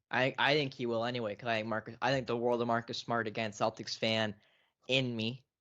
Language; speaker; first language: English; native; English